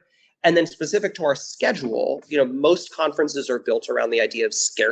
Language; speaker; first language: English; native; English